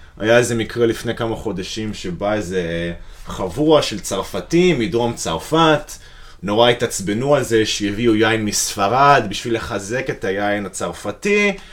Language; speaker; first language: Hebrew; non-native, fluent; English